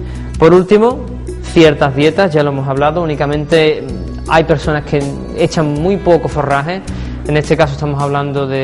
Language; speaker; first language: Spanish; native; Spanish